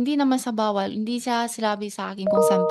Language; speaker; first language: Filipino; non-native, learner; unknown